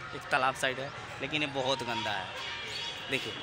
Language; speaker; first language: Hindi; native; Hindi